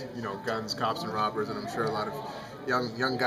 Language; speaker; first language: English; native; English